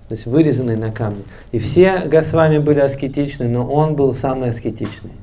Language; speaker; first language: Russian; native; Russian